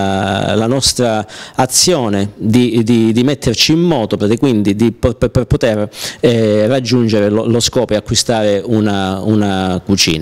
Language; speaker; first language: Italian; native; Italian